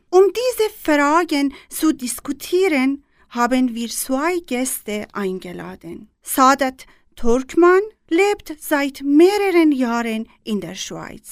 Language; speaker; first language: German; non-native, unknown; Persian